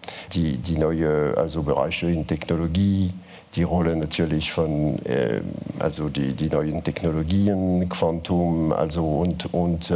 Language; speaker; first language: German; non-native, fluent; French